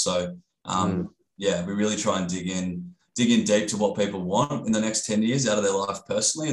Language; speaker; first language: English; native; English